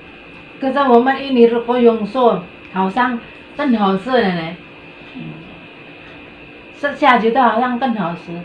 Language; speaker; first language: Chinese; non-native, learner; Indonesian